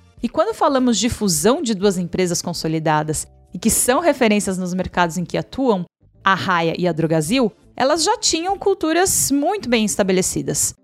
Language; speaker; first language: Portuguese; native; Portuguese